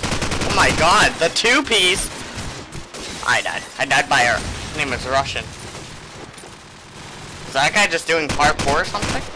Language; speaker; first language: English; native; English